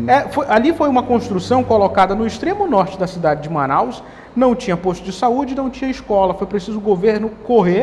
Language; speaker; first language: Portuguese; native; Portuguese